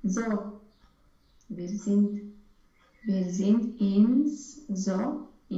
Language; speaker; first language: German; non-native, learner; Romanian